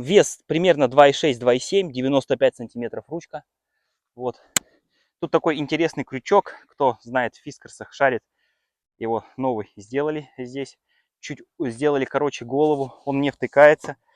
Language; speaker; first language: Russian; native; Russian